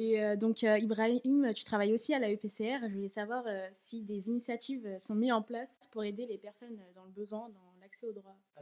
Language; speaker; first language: French; native; French